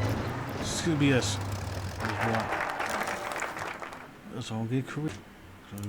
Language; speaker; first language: English; native; English